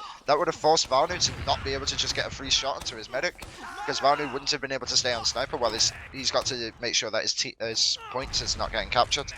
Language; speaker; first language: English; native; English